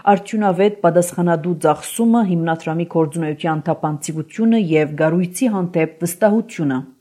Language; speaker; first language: Armenian; early bilingual, heritage; Armenian